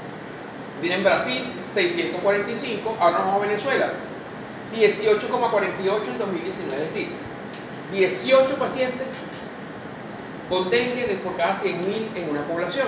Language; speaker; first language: Spanish; native; Spanish